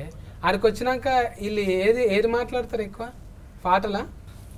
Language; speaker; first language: Telugu; native; Telugu